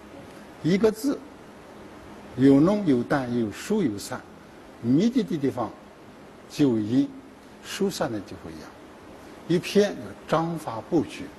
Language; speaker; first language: Chinese; native; Chinese